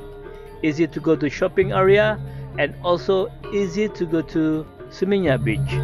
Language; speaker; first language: English; non-native, learner; Indonesian